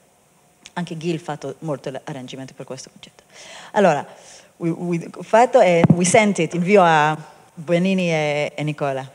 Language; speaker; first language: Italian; non-native, learner; Hebrew